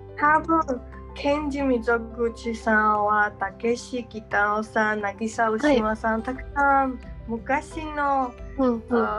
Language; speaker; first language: Japanese; non-native, learner; Georgian